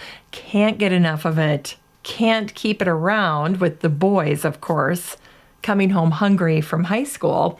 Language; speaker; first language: English; native; English